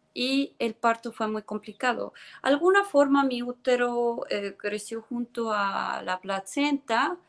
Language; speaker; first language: Spanish; non-native, fluent; Estonian